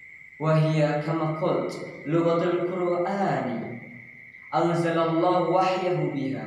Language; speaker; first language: Arabic; non-native, learner; Indonesian